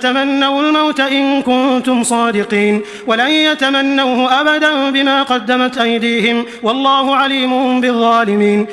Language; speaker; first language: Arabic; native; Arabic